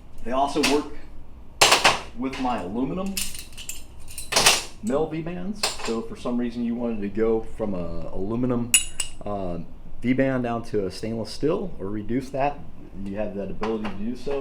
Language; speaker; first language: English; native; English